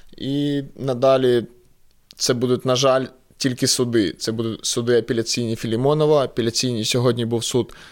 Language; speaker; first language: Ukrainian; non-native, local second language; Russian